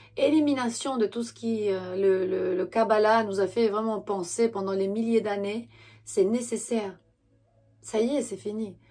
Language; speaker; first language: French; non-native, fluent; Romanian